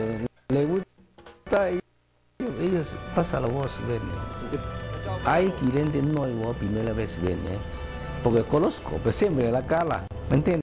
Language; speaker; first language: Spanish; non-native, learner; Cantonese